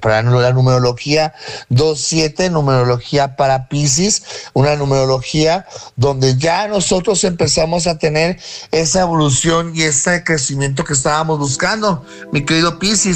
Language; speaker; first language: Spanish; native; Spanish